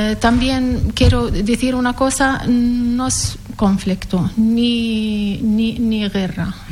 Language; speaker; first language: Spanish; non-native, learner; Arabic